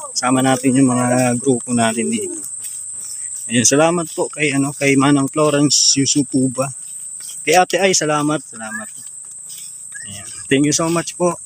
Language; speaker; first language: Filipino; native; Filipino